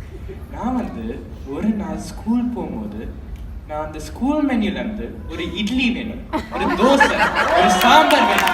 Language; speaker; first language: Tamil; early bilingual, heritage; Tamil